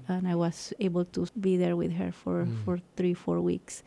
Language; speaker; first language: English; non-native, fluent; Spanish